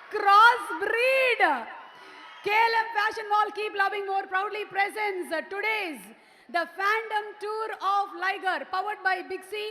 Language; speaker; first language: English; non-native, local second language; Telugu